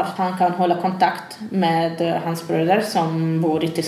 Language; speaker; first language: Swedish; non-native, fluent; Hungarian